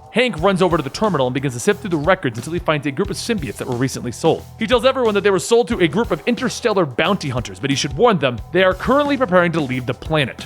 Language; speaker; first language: English; native; English